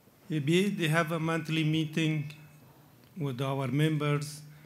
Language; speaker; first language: English; non-native, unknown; Persian